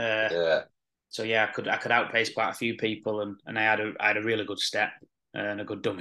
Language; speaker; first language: English; native; English